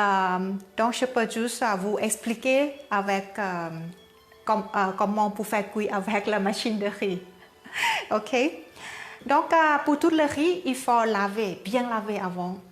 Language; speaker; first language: French; non-native, learner; Thai